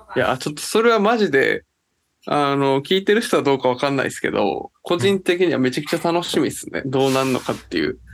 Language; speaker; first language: Japanese; native; Japanese